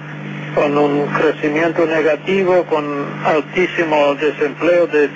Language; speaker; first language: Spanish; non-native, fluent; English